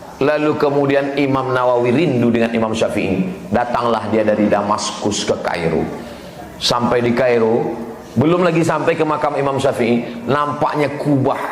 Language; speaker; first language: Indonesian; native; Indonesian